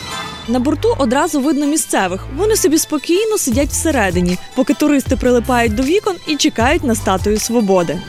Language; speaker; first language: Ukrainian; native; Ukrainian